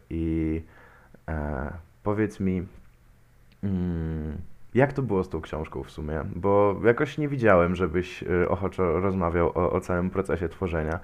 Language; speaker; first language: Polish; native; Polish